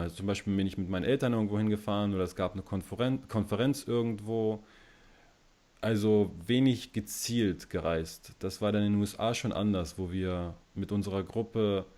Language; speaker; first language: German; early bilingual, other home language; Russian